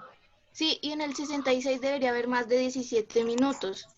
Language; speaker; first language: Spanish; native; Spanish